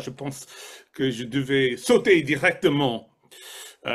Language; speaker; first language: French; non-native, fluent; English